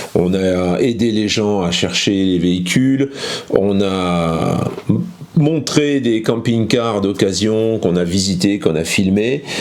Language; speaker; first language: French; native; French